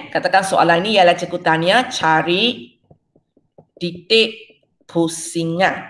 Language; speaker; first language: Malay; non-native, local second language; Chinese